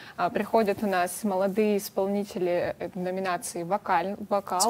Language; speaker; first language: Russian; native; Russian